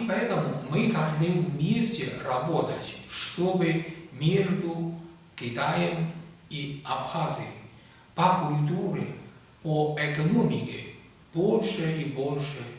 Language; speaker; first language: Russian; non-native, learner; Chinese